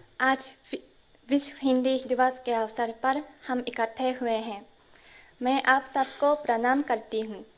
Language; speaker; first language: Hindi; non-native, fluent; Korean